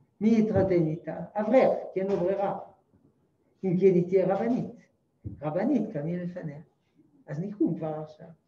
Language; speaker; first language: Hebrew; non-native, fluent; French